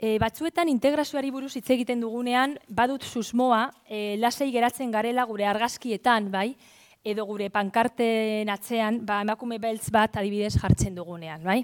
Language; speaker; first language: Basque; non-native, local second language; Spanish